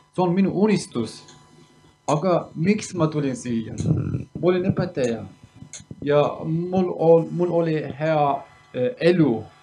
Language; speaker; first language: Estonian; non-native, learner; Kurdish